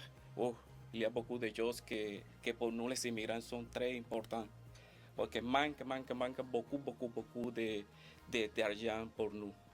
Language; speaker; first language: French; non-native, learner; Spanish